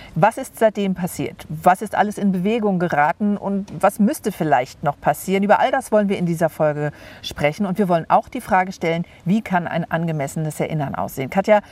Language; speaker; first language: German; native; German